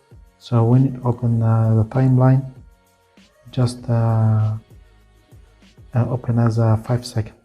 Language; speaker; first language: English; non-native, fluent; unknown